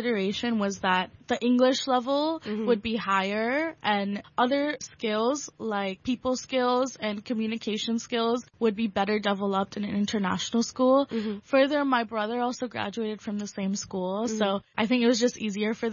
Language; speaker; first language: English; non-native, local second language; Bangla